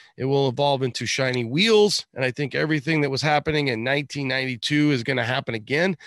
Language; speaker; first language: English; native; English